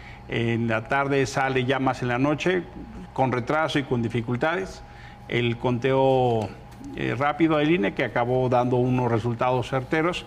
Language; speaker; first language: Spanish; native; Spanish